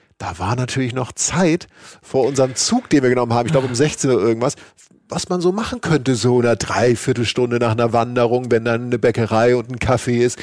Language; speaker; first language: German; native; German